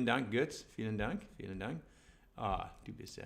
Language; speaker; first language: German; non-native, learner; English